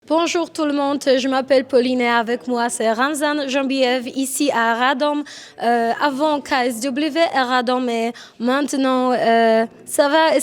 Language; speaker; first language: French; non-native, learner; Polish